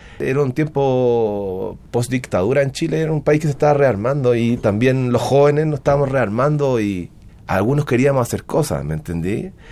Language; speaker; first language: Spanish; native; Spanish